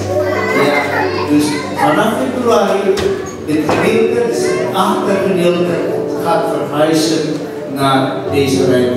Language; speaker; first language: Dutch; non-native, fluent; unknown